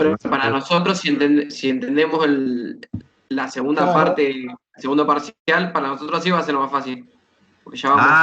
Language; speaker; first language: Spanish; native; Spanish